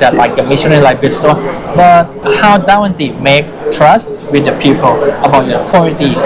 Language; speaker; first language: English; non-native, learner; Thai